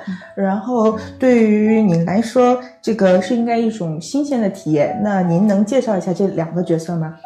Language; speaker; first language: Chinese; native; Chinese